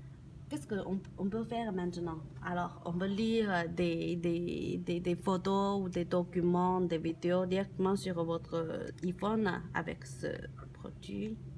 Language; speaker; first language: French; non-native, learner; Chinese